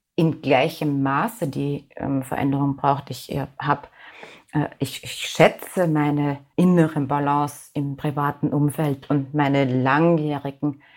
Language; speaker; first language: German; native; German